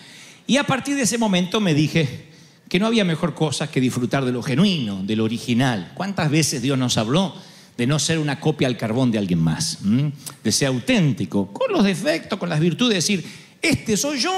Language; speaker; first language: Spanish; native; Spanish